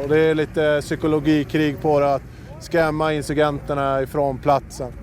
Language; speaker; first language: Swedish; native; Swedish